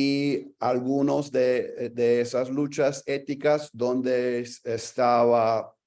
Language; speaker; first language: Spanish; non-native, fluent; English